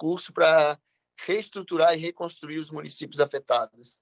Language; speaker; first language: Portuguese; native; Portuguese